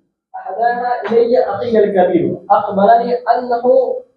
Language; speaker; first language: Arabic; non-native, learner; Urdu